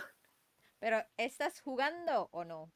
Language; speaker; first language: Spanish; non-native, learner; Indonesian